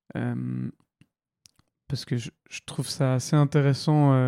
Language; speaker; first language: French; native; French